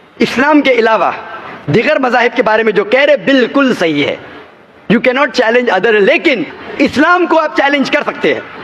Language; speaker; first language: Hindi; non-native, local second language; Konkani